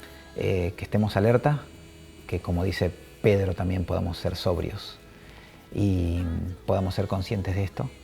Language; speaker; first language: Spanish; native; Spanish